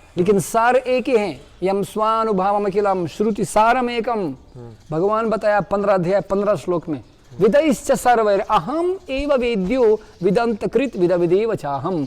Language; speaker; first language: Hindi; non-native, fluent; Russian